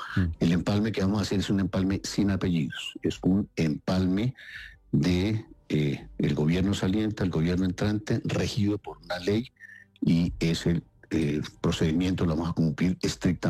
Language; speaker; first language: Spanish; native; Spanish